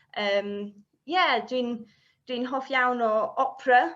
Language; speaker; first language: Welsh; non-native, learner; English